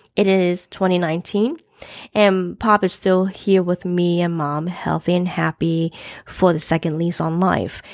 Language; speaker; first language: English; native; English